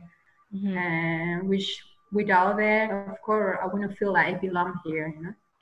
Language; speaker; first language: English; non-native, learner; Spanish